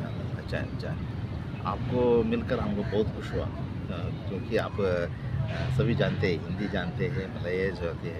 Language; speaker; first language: Hindi; non-native, local second language; Kannada